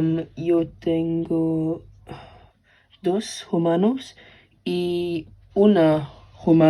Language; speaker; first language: Spanish; non-native, learner; English